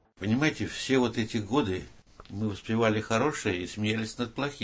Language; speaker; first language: Russian; native; Russian